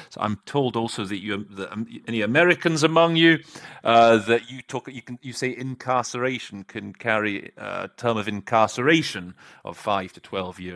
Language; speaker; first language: English; native; English